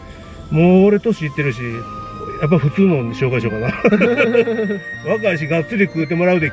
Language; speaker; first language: Japanese; native; Japanese